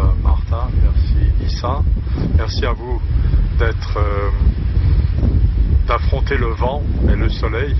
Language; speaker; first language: French; native; French